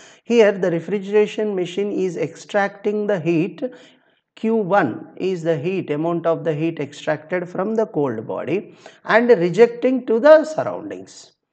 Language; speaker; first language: English; non-native, local second language; Telugu